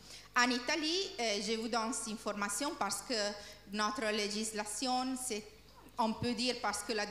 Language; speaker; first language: French; non-native, learner; Italian